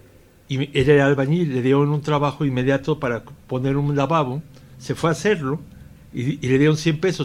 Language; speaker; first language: Spanish; native; Spanish